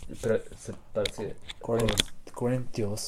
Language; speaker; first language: Spanish; non-native, learner; English